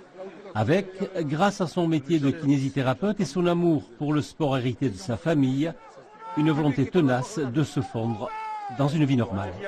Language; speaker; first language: French; native; French